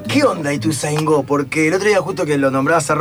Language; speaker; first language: Spanish; native; Spanish